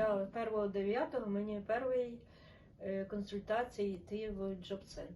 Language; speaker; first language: Ukrainian; non-native, local second language; Russian